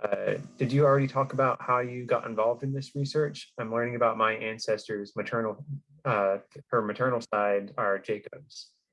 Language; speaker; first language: English; native; English